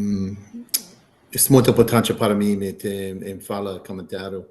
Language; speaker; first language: Portuguese; non-native, learner; English